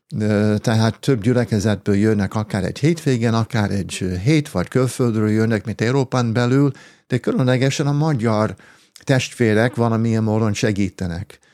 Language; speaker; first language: Hungarian; early bilingual, heritage; English